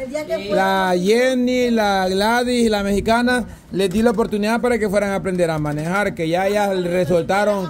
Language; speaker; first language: Spanish; native; Spanish